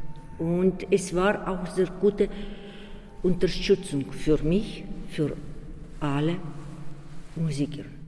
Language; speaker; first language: German; non-native, learner; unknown